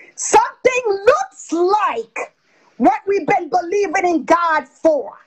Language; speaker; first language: English; early bilingual, other home language; French